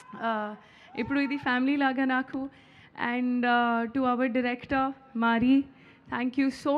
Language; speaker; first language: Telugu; non-native, learner; Hindi